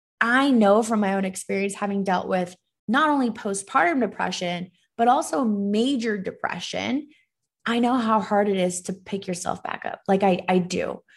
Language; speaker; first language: English; native; English